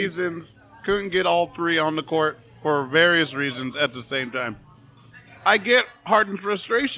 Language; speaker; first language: English; native; English